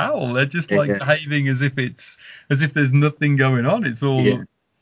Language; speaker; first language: English; native; English